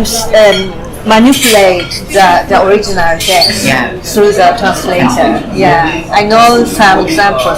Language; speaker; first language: English; non-native, fluent; Japanese